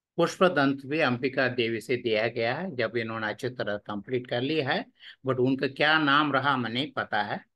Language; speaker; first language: Hindi; non-native, local second language; Tamil